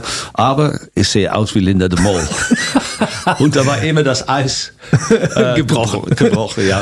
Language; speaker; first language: German; non-native, fluent; Dutch